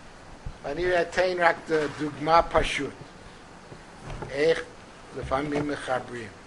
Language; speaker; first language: Hebrew; non-native, fluent; English